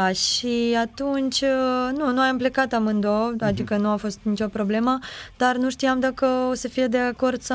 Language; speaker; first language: Romanian; non-native, fluent; Ukrainian